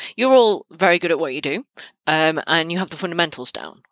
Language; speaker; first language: English; native; English